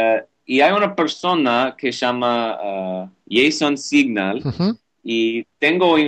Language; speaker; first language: Spanish; non-native, learner; English